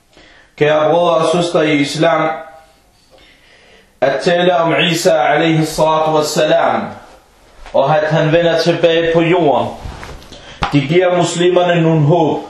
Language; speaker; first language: Danish; non-native, fluent; Arabic